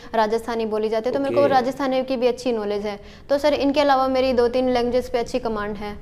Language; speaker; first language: Hindi; native; Hindi